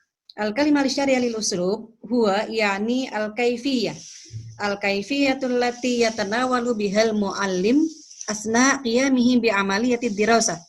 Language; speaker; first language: Arabic; non-native, fluent; Indonesian